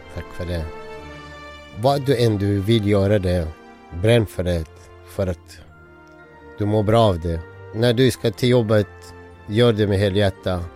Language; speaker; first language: Swedish; non-native, fluent; Arabic